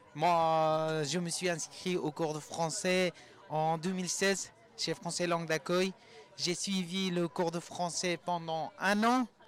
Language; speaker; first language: French; non-native, fluent; Persian